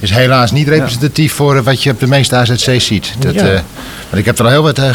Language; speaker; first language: Dutch; native; Dutch